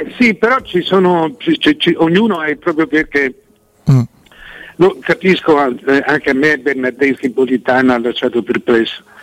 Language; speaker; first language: Italian; native; Italian